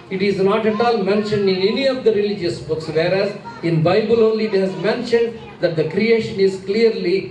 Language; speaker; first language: English; non-native, local second language; Telugu